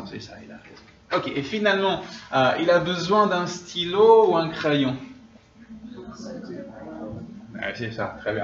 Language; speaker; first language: French; non-native, fluent; English